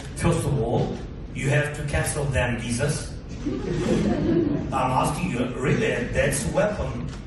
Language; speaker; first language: English; non-native, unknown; Russian